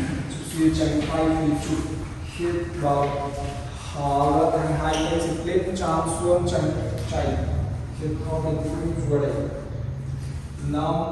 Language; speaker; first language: Vietnamese; non-native, learner; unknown